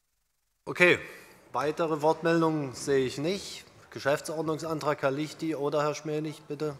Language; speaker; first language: German; native; German